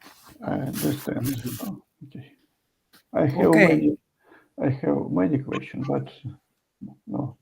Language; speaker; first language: English; non-native, learner; Ukrainian